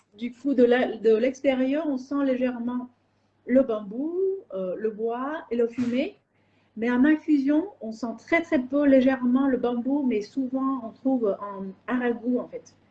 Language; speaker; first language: French; non-native, fluent; Vietnamese